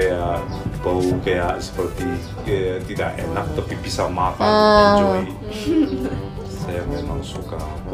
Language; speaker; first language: Indonesian; non-native, fluent; Korean